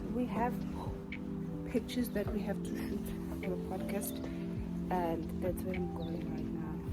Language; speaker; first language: English; non-native, local second language; Zulu